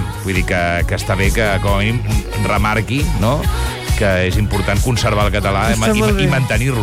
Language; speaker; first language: Catalan; native; Catalan